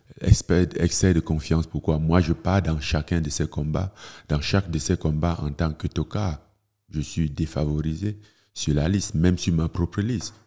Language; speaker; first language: French; non-native, local second language; Ghomala